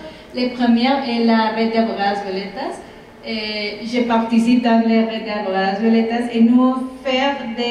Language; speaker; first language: French; non-native, fluent; Spanish